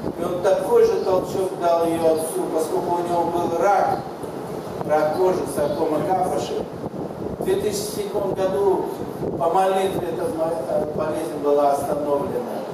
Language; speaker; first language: Russian; non-native, local second language; Kazakh